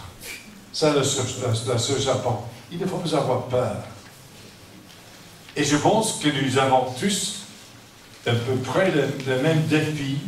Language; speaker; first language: French; non-native, fluent; English